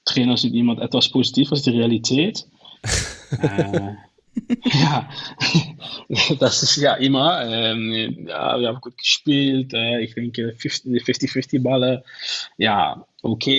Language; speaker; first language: German; non-native, learner; Dutch